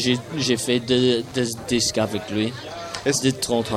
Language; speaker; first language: French; non-native, fluent; English